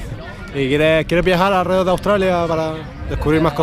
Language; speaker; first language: Spanish; native; Spanish